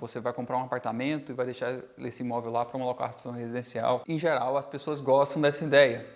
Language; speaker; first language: Portuguese; native; Portuguese